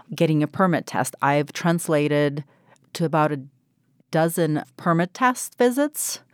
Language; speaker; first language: English; non-native, fluent; Ukrainian